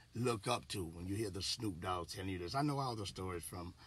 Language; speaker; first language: English; native; English